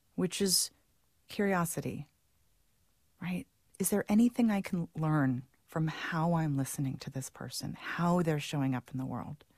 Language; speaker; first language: English; native; English